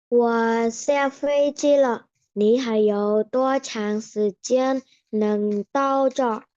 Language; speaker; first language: Chinese; non-native, learner; Khmer